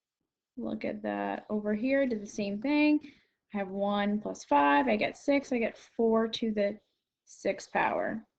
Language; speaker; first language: English; native; English